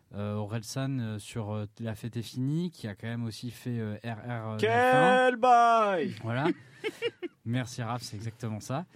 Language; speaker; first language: French; native; French